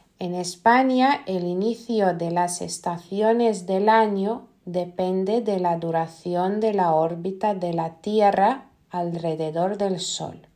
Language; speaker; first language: Spanish; non-native, fluent; Lithuanian